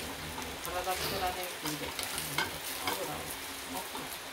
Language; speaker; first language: Japanese; native; Japanese